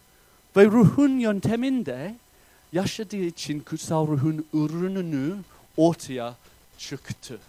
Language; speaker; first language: Turkish; non-native, fluent; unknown